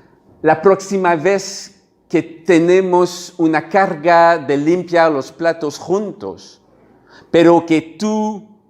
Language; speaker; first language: Spanish; non-native, learner; French